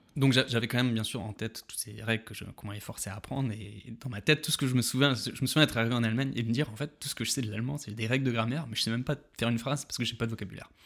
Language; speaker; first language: French; native; French